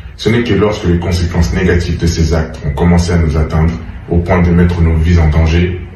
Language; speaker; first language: French; native; French